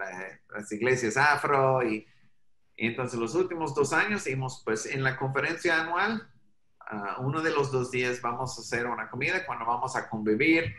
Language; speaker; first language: Spanish; non-native, fluent; English